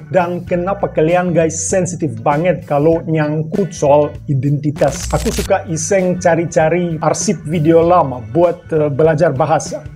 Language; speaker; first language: Malay; non-native, fluent; Russian